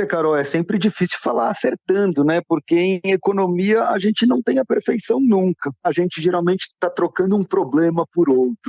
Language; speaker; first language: Portuguese; native; Portuguese